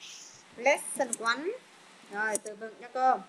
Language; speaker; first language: Vietnamese; native; Vietnamese